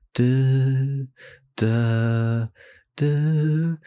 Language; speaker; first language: English; native; English